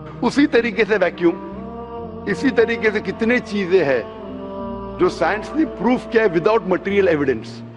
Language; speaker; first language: Hindi; non-native, local second language; Konkani